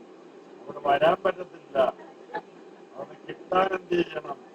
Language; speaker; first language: Malayalam; native; Malayalam